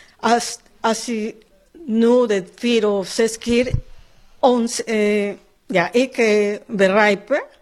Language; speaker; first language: Dutch; non-native, learner; Spanish